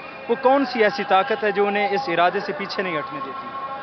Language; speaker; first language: Urdu; native; Urdu